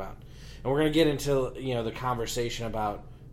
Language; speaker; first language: English; native; English